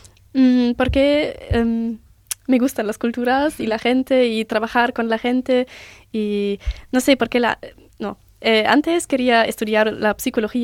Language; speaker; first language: Spanish; non-native, learner; German